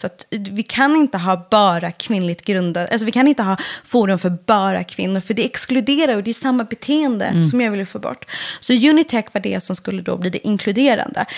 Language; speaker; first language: Swedish; early bilingual, other home language; Persian